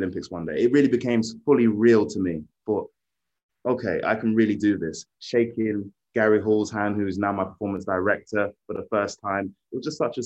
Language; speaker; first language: English; native; English